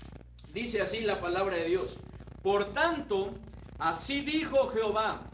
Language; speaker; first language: Spanish; native; Spanish